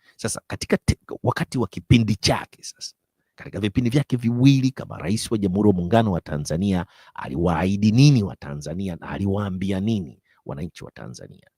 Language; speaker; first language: Swahili; native; Swahili